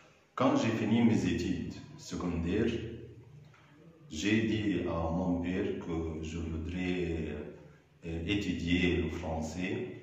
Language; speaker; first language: French; non-native, fluent; Arabic